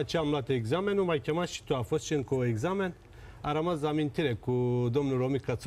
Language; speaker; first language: Romanian; non-native, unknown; Turkish